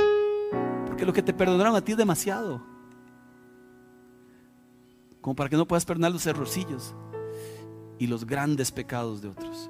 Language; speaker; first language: Spanish; native; Spanish